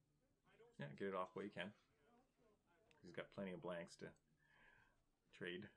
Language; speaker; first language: English; native; English